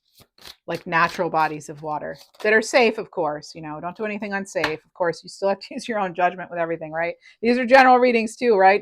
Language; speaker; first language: English; native; English